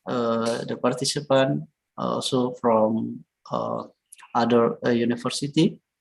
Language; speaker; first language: English; non-native, learner; Indonesian